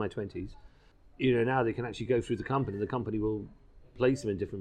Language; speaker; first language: English; native; English